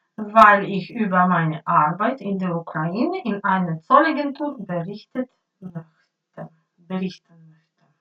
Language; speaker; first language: German; non-native, learner; Ukrainian